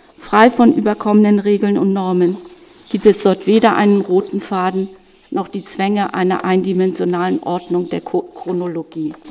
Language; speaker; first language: German; native; German